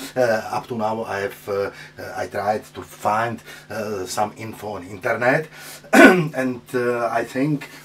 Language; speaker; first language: English; non-native, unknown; Czech